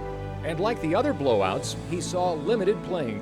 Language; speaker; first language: English; native; English